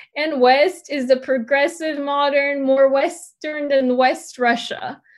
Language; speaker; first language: English; early bilingual, other home language; Turkish